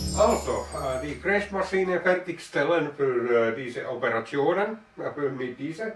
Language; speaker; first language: German; non-native, learner; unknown